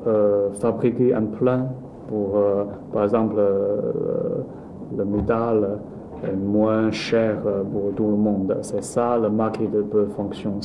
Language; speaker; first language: French; non-native, learner; Chinese